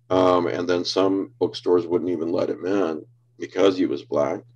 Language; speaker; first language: English; native; English